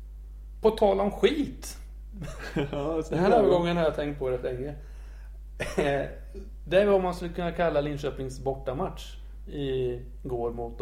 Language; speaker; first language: Swedish; native; Swedish